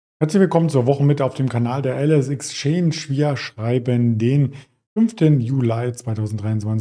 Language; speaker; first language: German; native; German